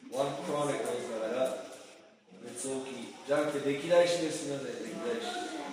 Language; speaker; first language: Japanese; non-native, fluent; English